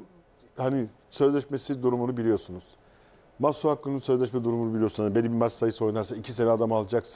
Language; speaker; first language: Turkish; native; Turkish